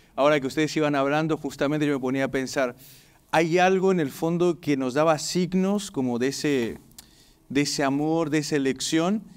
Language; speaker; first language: Spanish; native; Spanish